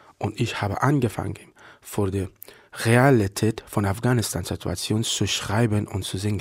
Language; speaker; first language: German; non-native, learner; Persian